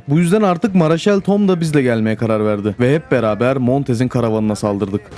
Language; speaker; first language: Turkish; native; Turkish